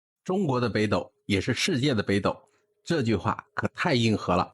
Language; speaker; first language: Chinese; native; Chinese